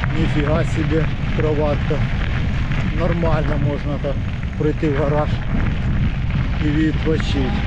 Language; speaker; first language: Ukrainian; native; Ukrainian